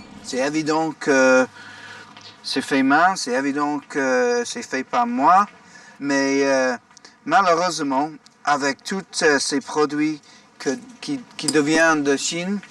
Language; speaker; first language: French; non-native, fluent; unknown